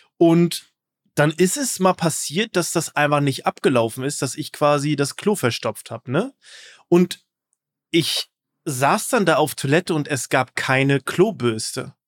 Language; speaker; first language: German; native; German